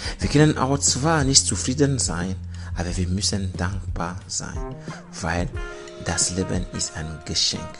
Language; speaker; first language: German; non-native, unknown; French